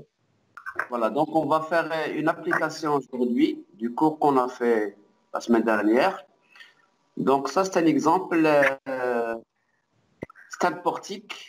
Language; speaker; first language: French; non-native, local second language; Arabic